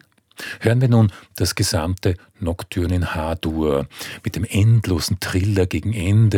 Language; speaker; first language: German; native; German